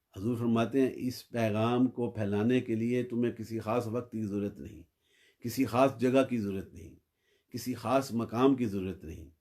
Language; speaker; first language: Urdu; native; Urdu